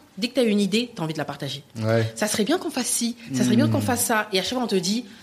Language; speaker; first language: French; native; French